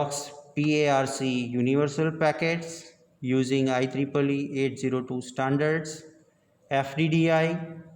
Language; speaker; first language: English; non-native, local second language; Gujarati